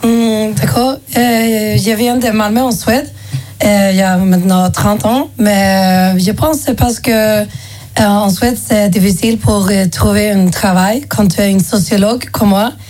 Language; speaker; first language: French; non-native, learner; Swedish